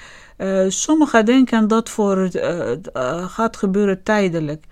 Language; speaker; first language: Dutch; non-native, learner; Arabic